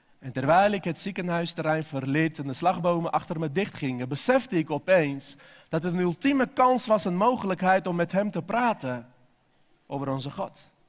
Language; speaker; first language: Dutch; non-native, fluent; Armenian